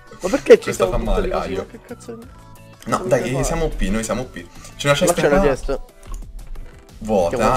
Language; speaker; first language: Italian; native; Italian